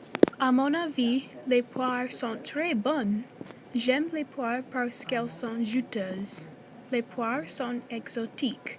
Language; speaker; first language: French; non-native, learner; English